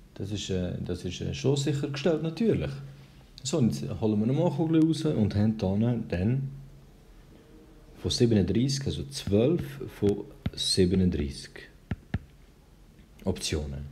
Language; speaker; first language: German; early bilingual, other home language; Albanian